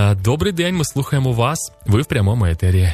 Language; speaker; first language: Ukrainian; native; Ukrainian